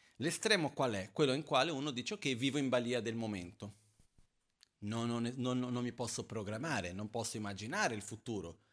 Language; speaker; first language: Italian; non-native, fluent; Portuguese